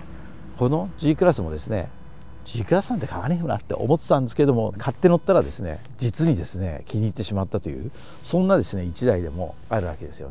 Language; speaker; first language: Japanese; native; Japanese